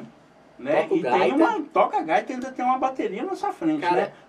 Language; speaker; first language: Portuguese; native; Portuguese